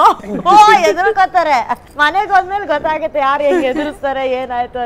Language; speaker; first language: Kannada; native; Kannada